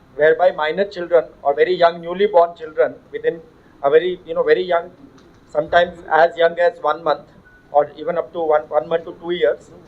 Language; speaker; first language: English; non-native, local second language; Hindi